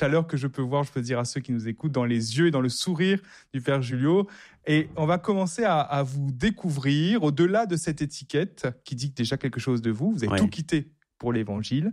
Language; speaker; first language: French; native; French